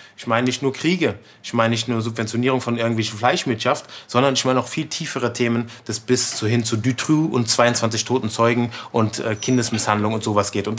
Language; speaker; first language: German; native; German